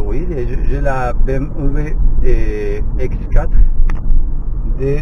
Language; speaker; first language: French; non-native, learner; Spanish